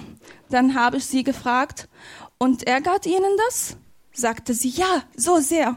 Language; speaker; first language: German; non-native, fluent; Arabic